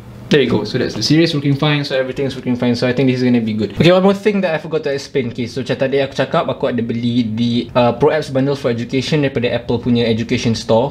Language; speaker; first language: English; non-native, local second language; Malay